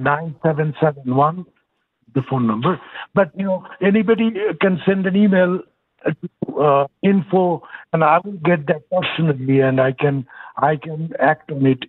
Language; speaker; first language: English; non-native, local second language; Bangla